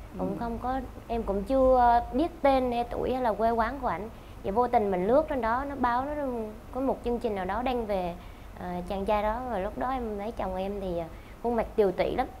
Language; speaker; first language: Vietnamese; native; Vietnamese